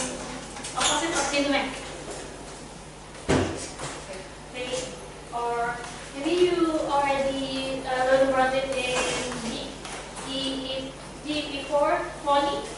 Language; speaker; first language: English; non-native, fluent; Indonesian